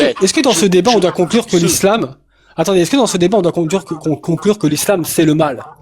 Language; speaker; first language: French; native; French